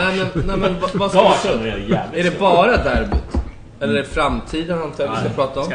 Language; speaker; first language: Swedish; native; Swedish